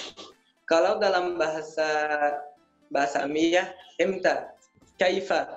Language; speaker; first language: Indonesian; non-native, learner; Arabic